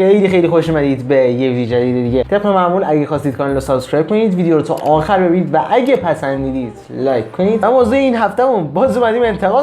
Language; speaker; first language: Persian; native; Persian